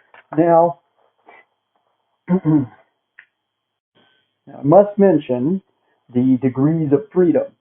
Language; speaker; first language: English; native; English